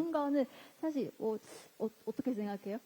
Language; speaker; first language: Korean; non-native, fluent; Chinese